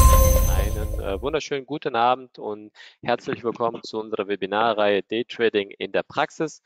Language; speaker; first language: German; native; German